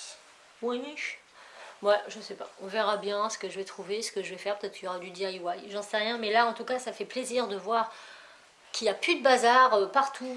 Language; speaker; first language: French; native; French